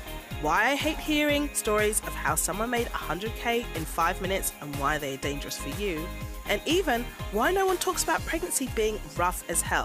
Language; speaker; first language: English; native; English